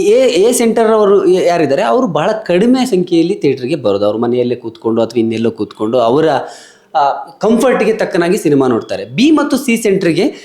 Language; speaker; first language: Kannada; native; Kannada